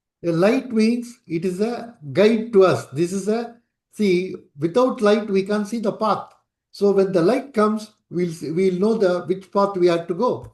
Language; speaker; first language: English; non-native, local second language; Tamil